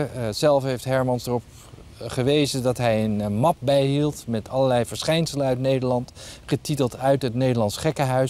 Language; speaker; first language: Dutch; native; Dutch